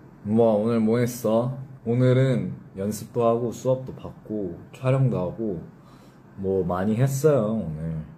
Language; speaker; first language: Korean; early bilingual, heritage; English